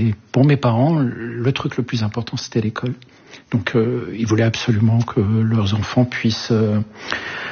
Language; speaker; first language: French; early bilingual, other home language; Arabic